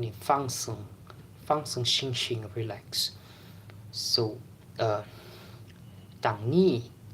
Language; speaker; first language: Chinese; non-native, learner; Indonesian